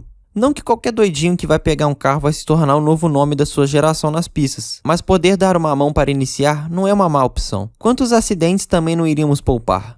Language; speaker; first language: Portuguese; native; Portuguese